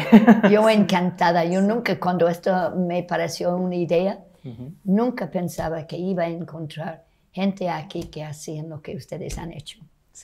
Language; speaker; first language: Spanish; non-native, fluent; English